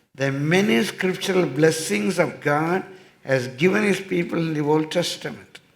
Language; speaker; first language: English; non-native, local second language; Tamil